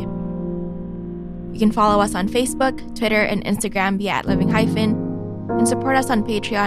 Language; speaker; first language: English; non-native, local second language; Filipino